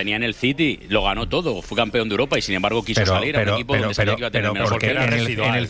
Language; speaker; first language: Spanish; native; Spanish